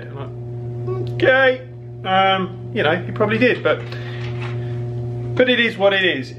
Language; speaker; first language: English; native; English